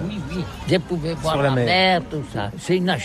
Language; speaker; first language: French; non-native, learner; Catalan